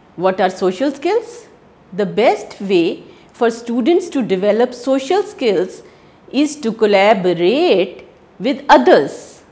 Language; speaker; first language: English; non-native, local second language; Hindi